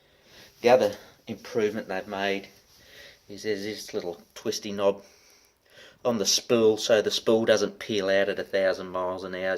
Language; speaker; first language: English; native; English